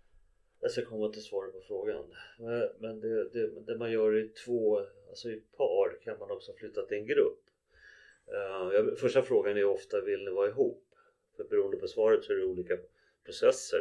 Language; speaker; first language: Swedish; native; Swedish